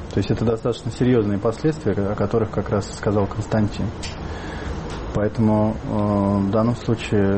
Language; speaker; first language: Russian; native; Russian